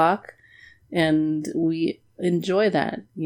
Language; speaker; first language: English; native; English